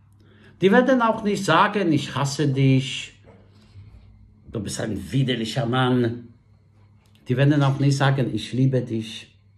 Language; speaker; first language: German; non-native, fluent; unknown